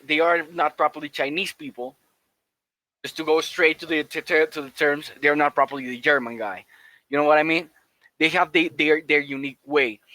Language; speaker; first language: English; non-native, fluent; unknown